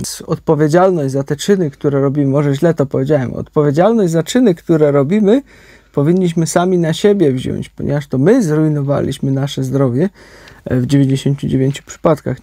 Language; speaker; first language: Polish; native; Polish